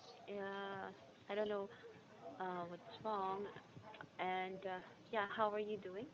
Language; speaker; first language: English; non-native, fluent; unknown